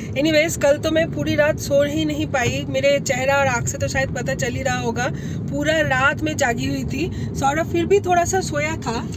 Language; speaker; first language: Hindi; non-native, local second language; Bangla